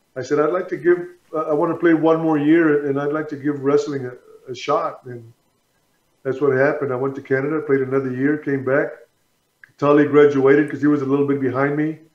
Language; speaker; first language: English; native; English